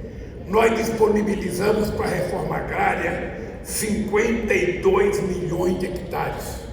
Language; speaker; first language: Portuguese; native; Portuguese